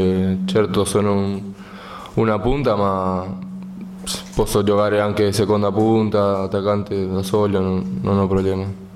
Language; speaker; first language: Italian; non-native, learner; Spanish